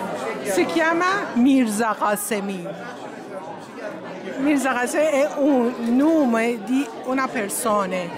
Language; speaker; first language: Italian; non-native, learner; Persian